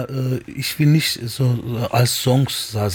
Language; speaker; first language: German; non-native, learner; Turkish